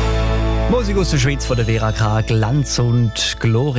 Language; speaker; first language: German; native; German